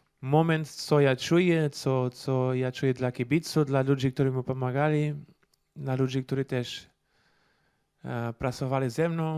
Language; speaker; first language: Polish; non-native, learner; Portuguese